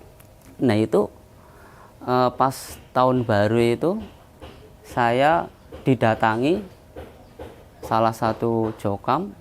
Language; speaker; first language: Indonesian; non-native, local second language; Javanese